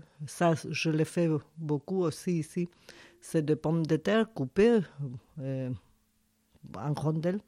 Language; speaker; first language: French; non-native, fluent; Spanish